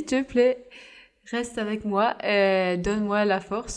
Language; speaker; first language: French; non-native, fluent; Norwegian